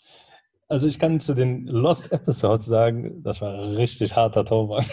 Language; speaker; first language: German; native; German